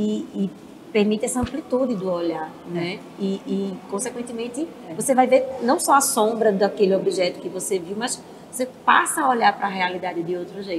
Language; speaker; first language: Portuguese; native; Portuguese